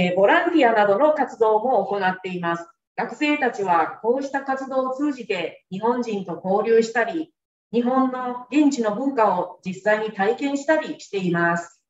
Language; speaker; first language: Japanese; native; Japanese